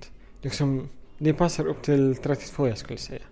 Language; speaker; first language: Swedish; non-native, fluent; Arabic